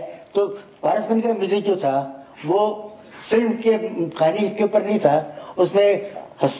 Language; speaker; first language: Hindi; native; Hindi